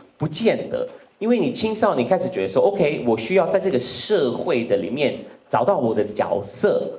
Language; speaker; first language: Chinese; non-native, fluent; English